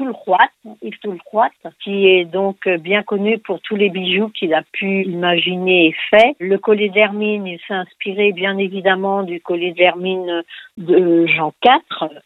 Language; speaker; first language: French; non-native, local second language; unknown